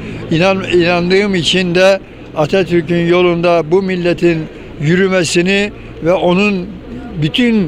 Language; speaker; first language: Turkish; native; Turkish